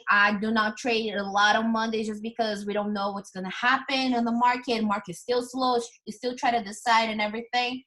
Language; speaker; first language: English; non-native, fluent; Portuguese